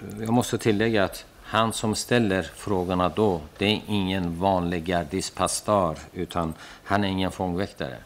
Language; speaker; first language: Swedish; non-native, fluent; Persian